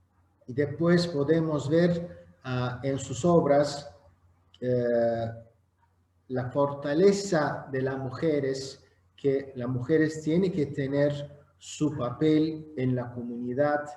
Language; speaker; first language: Spanish; non-native, fluent; Azerbaijani